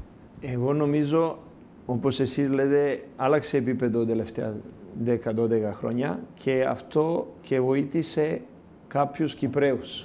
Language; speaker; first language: Greek; non-native, learner; Serbian